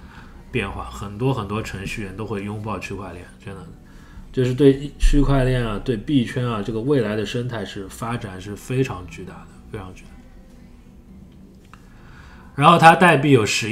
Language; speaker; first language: Chinese; native; Chinese